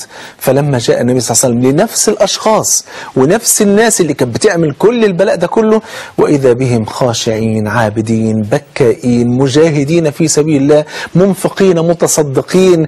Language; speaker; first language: Arabic; native; Arabic